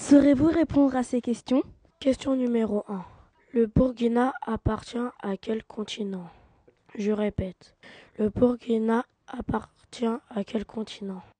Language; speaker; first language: French; native; French